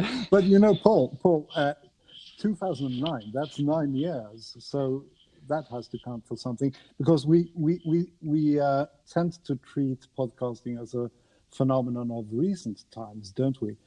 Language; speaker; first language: English; non-native, fluent; Norwegian